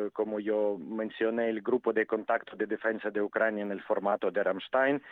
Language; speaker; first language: Spanish; non-native, fluent; Ukrainian